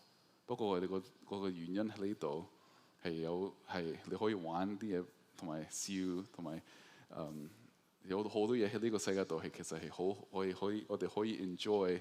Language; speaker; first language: Cantonese; early bilingual, heritage; Cantonese